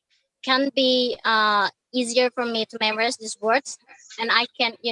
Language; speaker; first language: English; non-native, learner; Indonesian